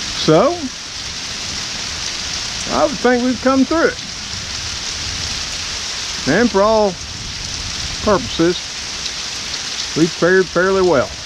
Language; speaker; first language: English; native; English